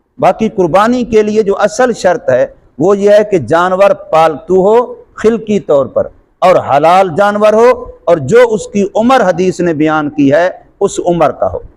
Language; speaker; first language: Urdu; non-native, local second language; Saraiki